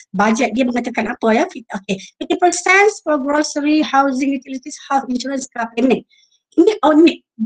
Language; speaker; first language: English; non-native, local second language; Malay